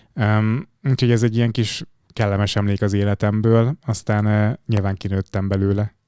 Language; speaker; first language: Hungarian; native; Hungarian